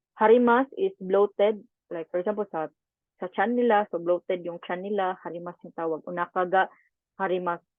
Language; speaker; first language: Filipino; non-native, local second language; Cebuano